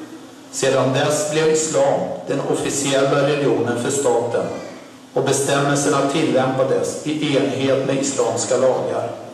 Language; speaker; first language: Swedish; non-native, fluent; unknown